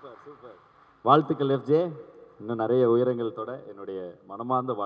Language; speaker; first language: Tamil; native; Tamil